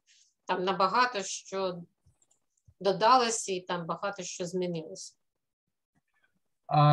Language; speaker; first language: Ukrainian; non-native, fluent; Russian